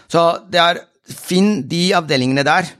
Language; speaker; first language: Norwegian; non-native, fluent; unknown